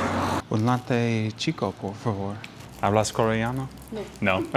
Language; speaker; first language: Spanish; non-native, learner; English